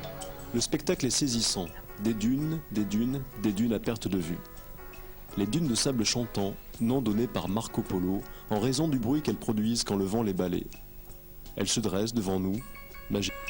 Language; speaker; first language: French; native; French